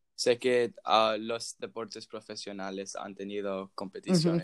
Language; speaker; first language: Spanish; non-native, fluent; English